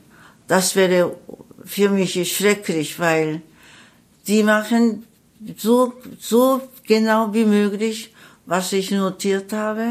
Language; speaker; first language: German; non-native, learner; Korean